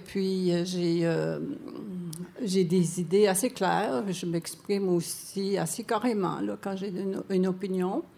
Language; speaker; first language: French; non-native, local second language; Cree